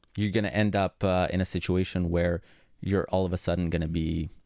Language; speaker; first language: English; non-native, fluent; Greek